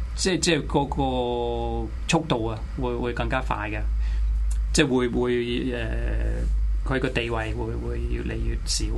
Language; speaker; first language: Cantonese; non-native, fluent; English